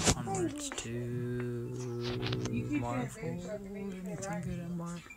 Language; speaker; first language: English; native; English